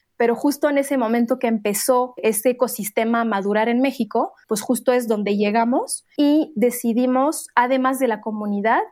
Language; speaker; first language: Spanish; non-native, fluent; Arabic